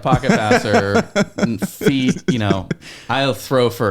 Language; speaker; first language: English; native; English